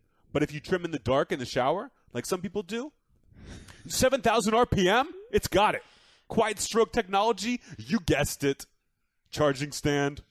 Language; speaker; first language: English; native; English